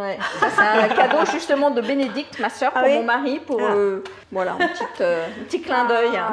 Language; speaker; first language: French; native; French